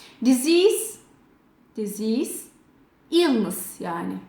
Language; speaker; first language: English; non-native, fluent; Turkish